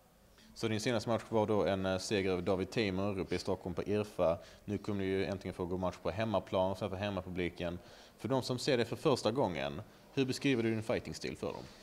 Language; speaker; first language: Swedish; native; Swedish